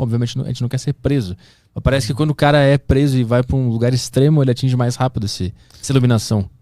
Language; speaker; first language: Portuguese; native; Portuguese